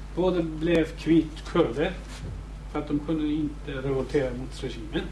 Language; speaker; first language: Swedish; non-native, fluent; Kurdish